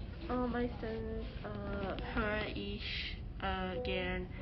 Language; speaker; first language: German; non-native, learner; English